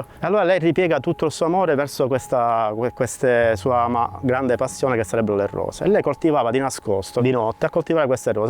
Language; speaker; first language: Italian; native; Italian